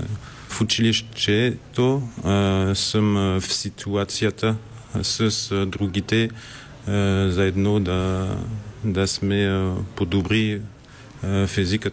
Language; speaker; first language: Bulgarian; non-native, learner; French